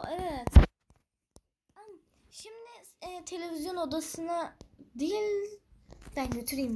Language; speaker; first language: Turkish; native; Turkish